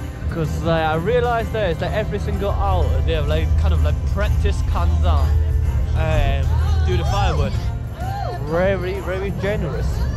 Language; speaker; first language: English; non-native, local second language; Cantonese